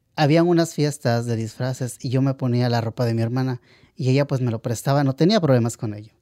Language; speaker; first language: Spanish; native; Spanish